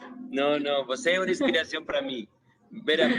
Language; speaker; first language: Portuguese; non-native, learner; Spanish